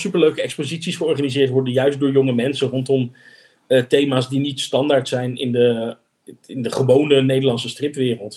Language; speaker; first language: Dutch; native; Dutch